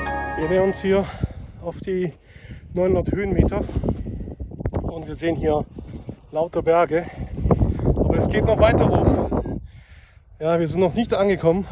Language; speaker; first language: German; native; German